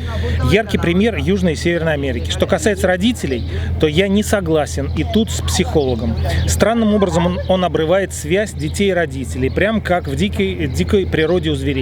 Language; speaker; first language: Russian; native; Russian